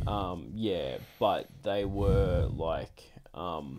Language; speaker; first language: English; native; English